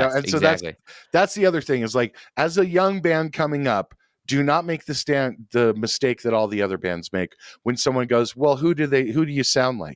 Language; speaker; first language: English; native; English